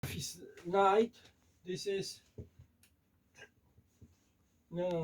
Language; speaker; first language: English; non-native, learner; Polish